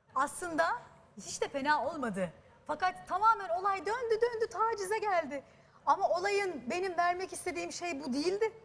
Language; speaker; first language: Turkish; native; Turkish